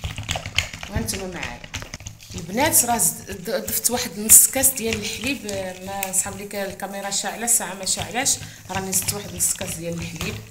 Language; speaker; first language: Arabic; native; Arabic